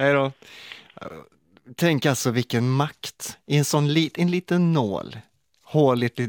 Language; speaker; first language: Swedish; native; Swedish